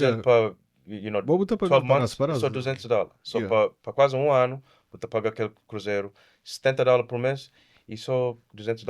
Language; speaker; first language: Portuguese; early bilingual, heritage; Kabuverdianu